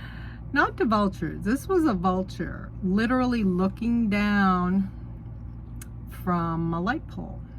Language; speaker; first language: English; native; English